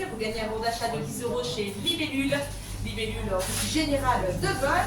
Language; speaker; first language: French; native; French